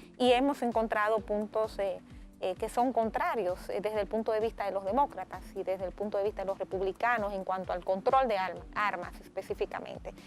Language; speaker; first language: Spanish; native; Spanish